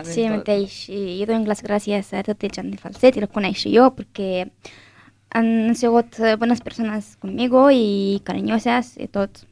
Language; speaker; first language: Catalan; early bilingual, other home language; Arabic